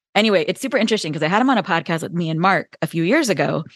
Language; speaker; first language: English; native; English